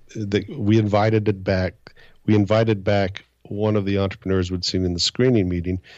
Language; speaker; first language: English; native; English